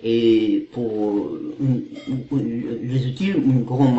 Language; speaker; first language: French; non-native, learner; Kazakh